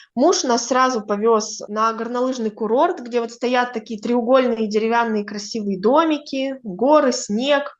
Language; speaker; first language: Russian; native; Russian